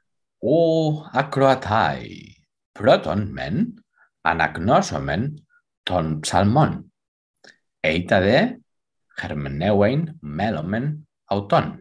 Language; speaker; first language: Greek; non-native, fluent; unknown